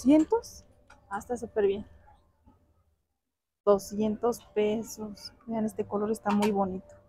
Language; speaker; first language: Spanish; native; Spanish